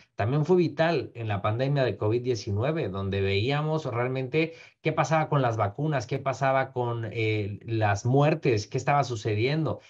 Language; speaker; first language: Spanish; native; Spanish